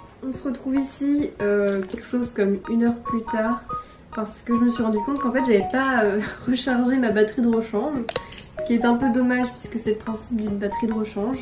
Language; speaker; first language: French; native; French